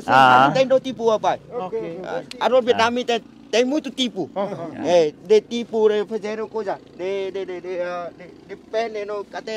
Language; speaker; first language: Portuguese; non-native, learner; Vietnamese